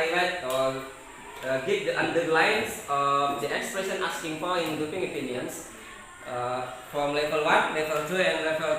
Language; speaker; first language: English; non-native, fluent; Indonesian